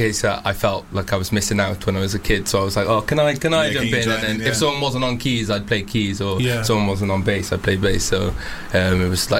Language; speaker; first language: English; native; English